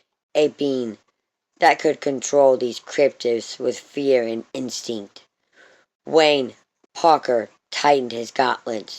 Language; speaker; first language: English; native; English